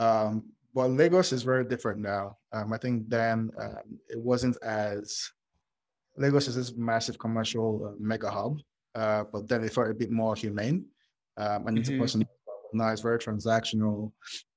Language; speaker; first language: English; non-native, local second language; Yoruba